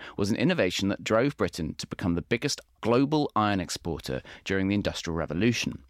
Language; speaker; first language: English; native; English